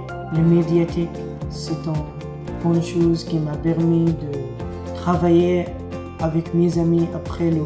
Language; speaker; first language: French; non-native, learner; Arabic